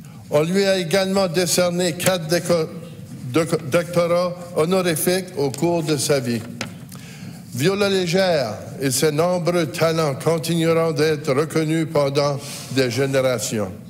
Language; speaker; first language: French; native; French